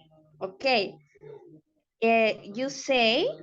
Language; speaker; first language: English; non-native, learner; Spanish